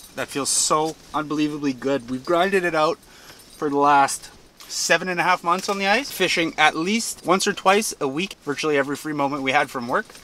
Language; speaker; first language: English; native; English